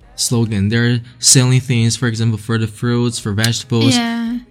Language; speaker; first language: English; non-native, fluent; Chinese